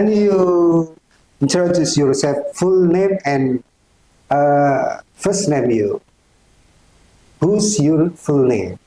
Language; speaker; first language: English; non-native, learner; Indonesian